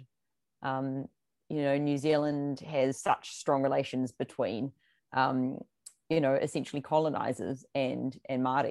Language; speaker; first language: English; native; English